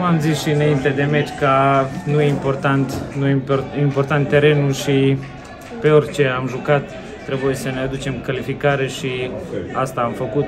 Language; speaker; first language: Romanian; non-native, local second language; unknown